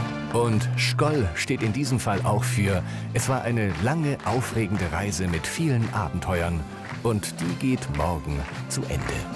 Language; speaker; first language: German; native; German